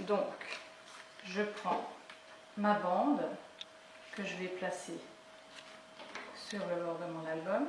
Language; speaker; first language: French; native; French